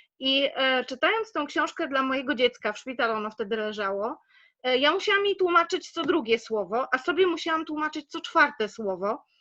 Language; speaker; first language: Polish; native; Polish